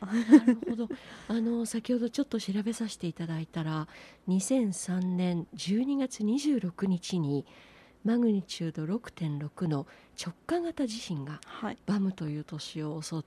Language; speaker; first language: Japanese; native; Japanese